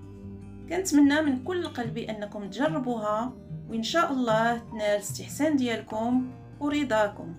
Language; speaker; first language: Arabic; native; Arabic